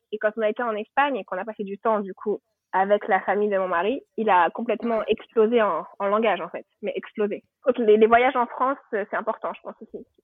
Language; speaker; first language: French; native; French